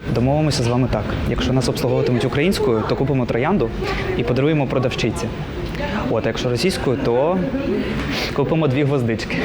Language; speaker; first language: Ukrainian; non-native, local second language; Russian